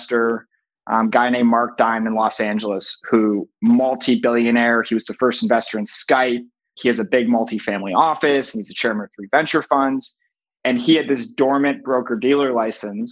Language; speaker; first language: English; native; English